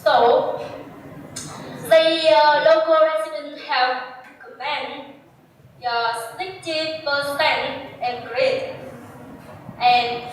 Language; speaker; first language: English; non-native, learner; Vietnamese